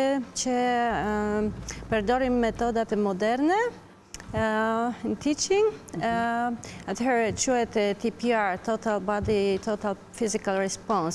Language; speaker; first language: Albanian; non-native, learner; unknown